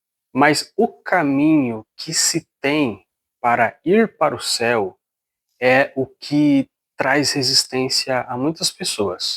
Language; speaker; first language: Portuguese; native; Portuguese